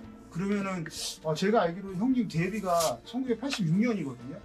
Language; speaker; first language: Korean; native; Korean